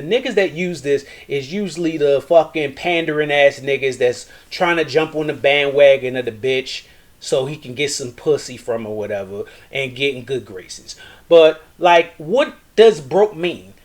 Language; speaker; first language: English; native; English